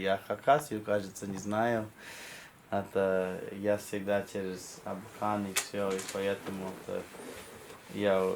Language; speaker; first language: Russian; non-native, fluent; English